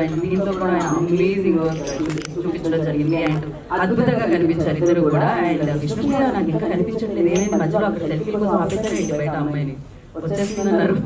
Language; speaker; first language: Telugu; native; Telugu